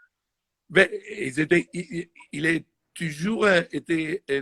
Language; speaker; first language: French; non-native, fluent; Italian